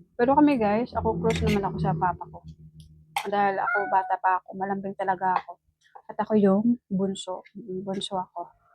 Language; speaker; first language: Filipino; non-native, local second language; Cebuano